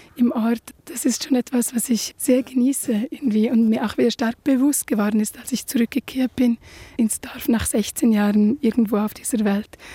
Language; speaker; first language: German; non-native, local second language; Romansh